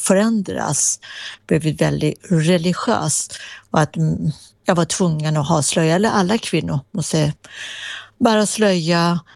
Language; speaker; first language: Swedish; non-native, fluent; Persian